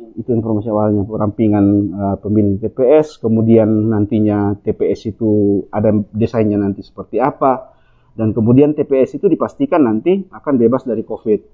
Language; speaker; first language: Indonesian; native; Indonesian